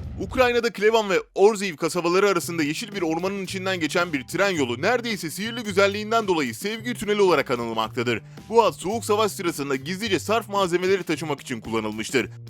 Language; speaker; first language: Turkish; native; Turkish